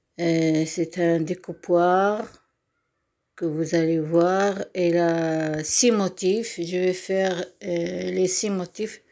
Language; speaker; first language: French; non-native, local second language; Arabic